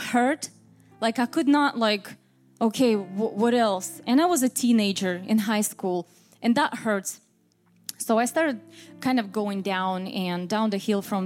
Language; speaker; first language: English; non-native, fluent; Russian